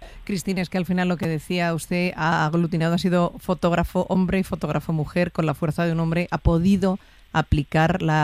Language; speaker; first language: Spanish; native; Spanish